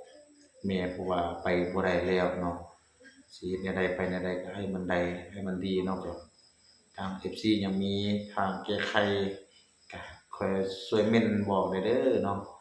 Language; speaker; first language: Thai; non-native, local second language; Lao